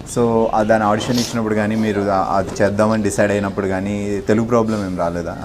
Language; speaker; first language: Telugu; native; Telugu